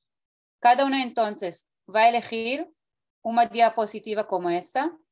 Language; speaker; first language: Spanish; non-native, fluent; Portuguese